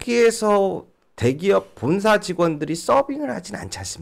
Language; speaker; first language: Korean; native; Korean